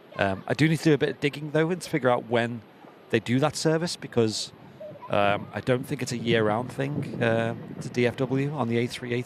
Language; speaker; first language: English; native; English